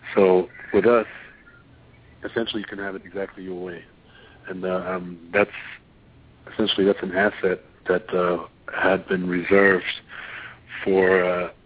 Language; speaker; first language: English; non-native, fluent; German